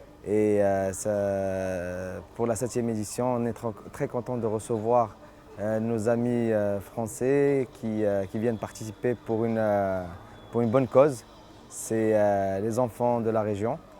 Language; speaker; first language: French; non-native, local second language; Arabic